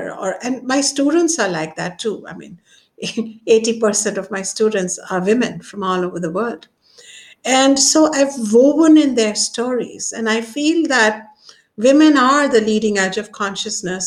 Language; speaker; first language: English; non-native, local second language; Hindi